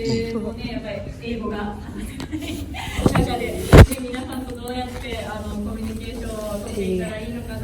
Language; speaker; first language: Japanese; native; Japanese